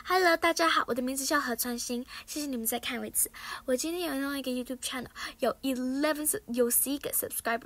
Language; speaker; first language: Chinese; early bilingual, heritage; Chinese